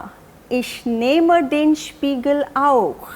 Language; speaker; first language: German; non-native, fluent; Hindi